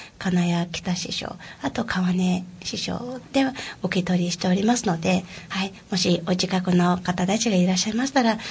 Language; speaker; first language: Japanese; non-native, fluent; Mongolian